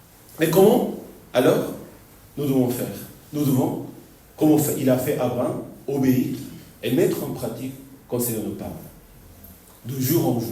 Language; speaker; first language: French; non-native, fluent; Korean